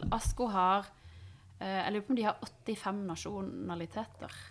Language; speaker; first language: Norwegian; non-native, fluent; Persian